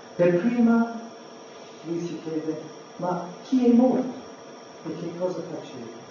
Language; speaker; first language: Italian; non-native, fluent; English